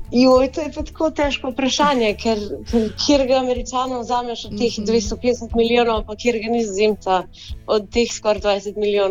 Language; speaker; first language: Slovenian; early bilingual, heritage; Slovenian